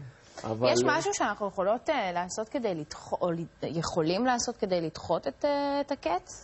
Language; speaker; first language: Hebrew; native; Hebrew